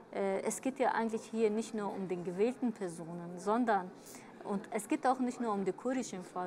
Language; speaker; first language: German; early bilingual, other home language; Kurdish